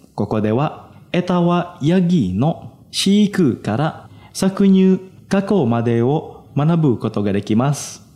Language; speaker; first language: Japanese; non-native, fluent; Indonesian